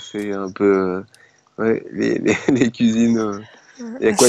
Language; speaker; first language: French; native; French